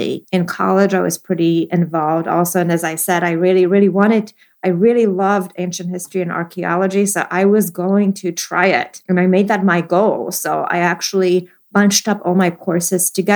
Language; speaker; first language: English; non-native, fluent; Polish